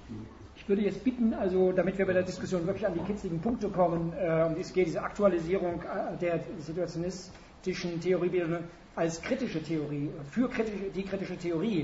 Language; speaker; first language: German; native; German